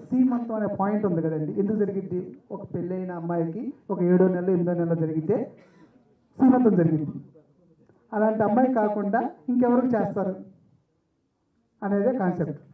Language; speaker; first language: Telugu; native; Telugu